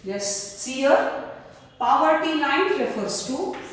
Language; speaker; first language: English; non-native, local second language; Kannada